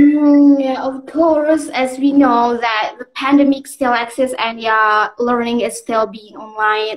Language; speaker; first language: English; non-native, learner; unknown